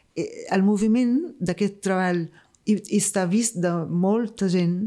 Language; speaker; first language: Catalan; non-native, fluent; Arabic